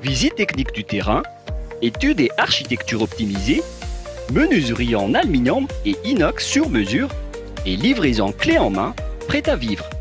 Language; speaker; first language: French; non-native, local second language; Malagasy